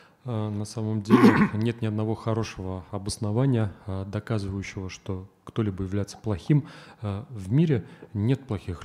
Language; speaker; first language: Russian; native; Russian